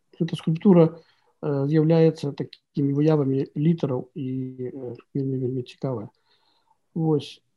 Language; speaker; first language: Belarusian; native; Belarusian